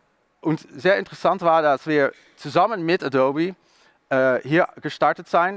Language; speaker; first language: German; non-native, learner; Dutch